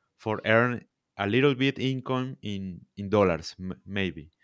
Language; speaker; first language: English; non-native, learner; Spanish